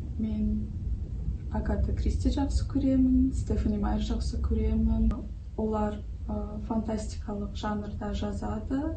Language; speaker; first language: Kazakh; non-native, local second language; Russian